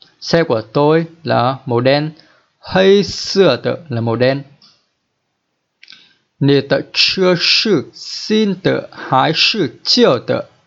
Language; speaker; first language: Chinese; non-native, fluent; Vietnamese